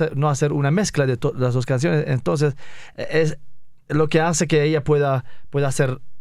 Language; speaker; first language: Spanish; non-native, fluent; Arabic